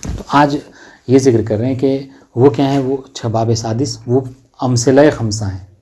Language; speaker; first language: Urdu; native; Urdu